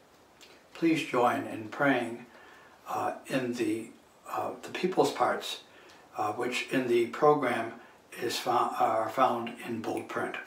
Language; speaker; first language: English; native; English